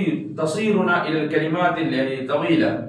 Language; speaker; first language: Arabic; non-native, fluent; Urdu